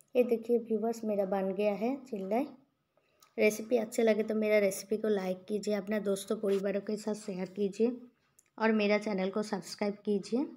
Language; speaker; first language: Hindi; non-native, local second language; Bangla